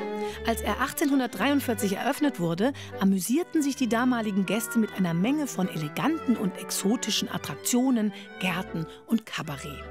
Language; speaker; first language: German; native; German